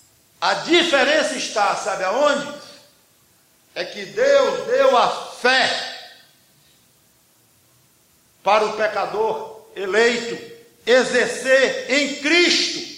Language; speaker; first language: Portuguese; native; Portuguese